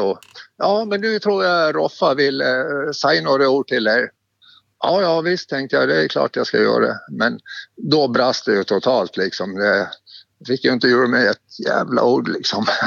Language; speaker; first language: Swedish; native; Swedish